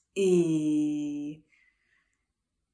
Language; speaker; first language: Spanish; non-native, learner; English